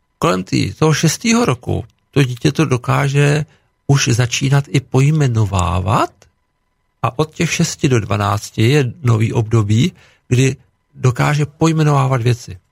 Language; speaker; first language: Czech; native; Czech